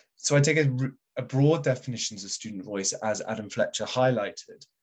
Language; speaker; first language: English; native; English